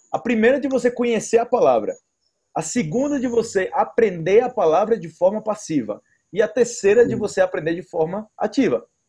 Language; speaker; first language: Portuguese; native; Portuguese